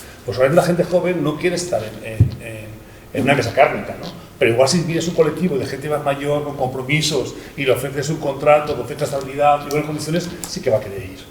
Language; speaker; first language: Spanish; native; Spanish